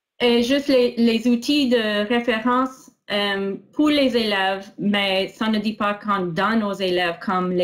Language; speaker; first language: French; non-native, local second language; English